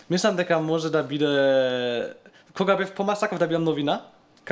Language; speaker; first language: Macedonian; non-native, learner; German